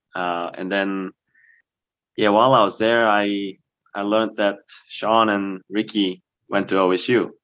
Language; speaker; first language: English; early bilingual, other home language; Korean